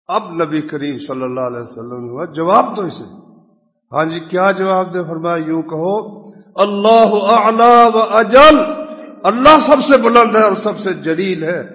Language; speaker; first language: Urdu; non-native, local second language; Punjabi